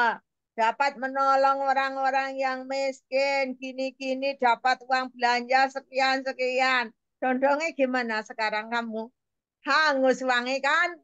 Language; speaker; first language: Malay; non-native, local second language; Javanese